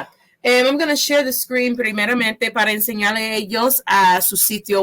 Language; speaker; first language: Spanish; non-native, fluent; English